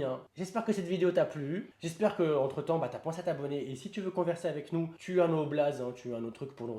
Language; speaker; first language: French; native; French